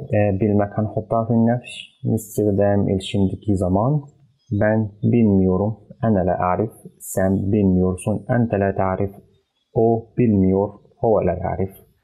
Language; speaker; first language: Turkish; non-native, fluent; Arabic